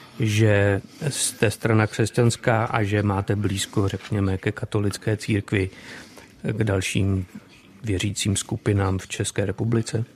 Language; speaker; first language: Czech; native; Czech